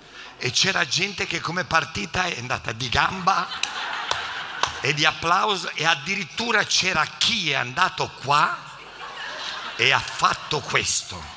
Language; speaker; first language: Italian; native; Italian